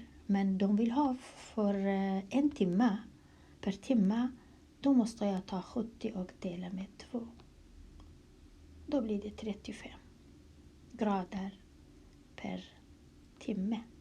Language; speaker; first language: Swedish; non-native, fluent; Kurdish